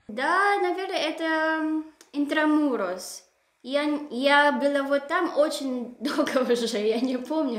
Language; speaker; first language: Russian; non-native, learner; Filipino